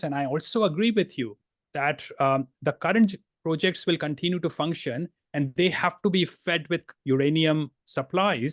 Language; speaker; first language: English; non-native, fluent; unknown